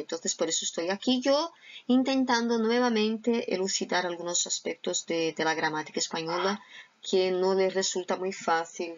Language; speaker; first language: Spanish; non-native, fluent; Portuguese